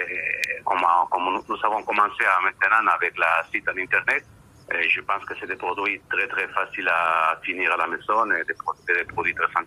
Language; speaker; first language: French; non-native, learner; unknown